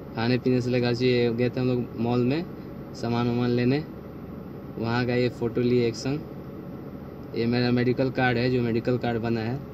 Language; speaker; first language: Hindi; native; Hindi